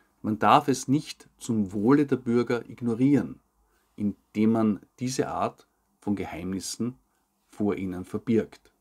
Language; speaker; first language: German; native; German